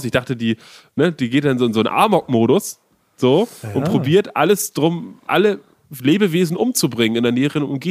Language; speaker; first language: German; native; German